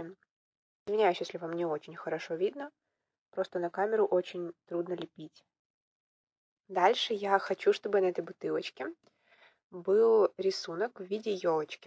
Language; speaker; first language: Russian; native; Russian